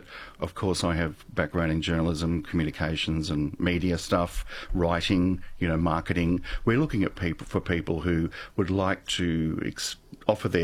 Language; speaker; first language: English; native; English